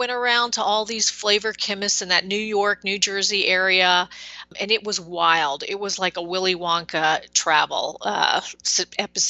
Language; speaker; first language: English; native; English